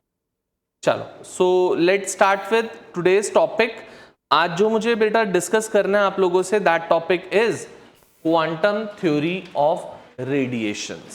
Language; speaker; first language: Hindi; native; Hindi